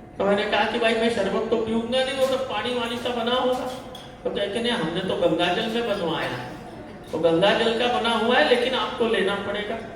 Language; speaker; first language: Hindi; non-native, local second language; Kannada